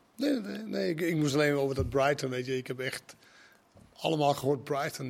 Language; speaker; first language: Dutch; non-native, fluent; Danish